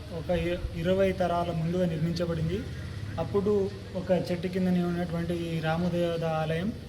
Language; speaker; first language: Telugu; non-native, local second language; Lambadi